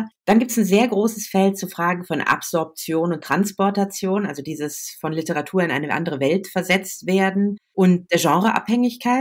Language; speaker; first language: German; native; German